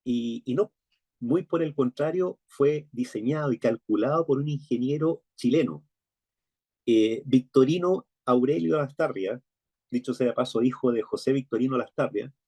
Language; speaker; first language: Spanish; native; Spanish